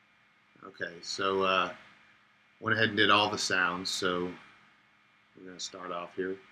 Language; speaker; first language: English; native; English